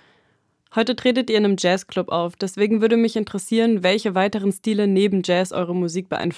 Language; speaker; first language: German; native; German